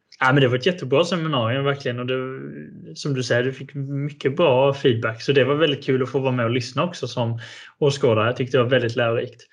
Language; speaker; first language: Swedish; native; Swedish